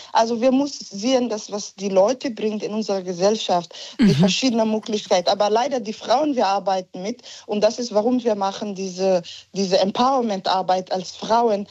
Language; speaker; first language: German; non-native, learner; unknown